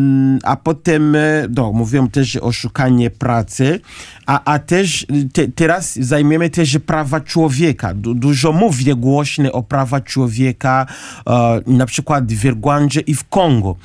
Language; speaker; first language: Polish; non-native, learner; Kinyarwanda